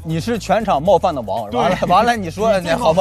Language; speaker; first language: Chinese; native; Chinese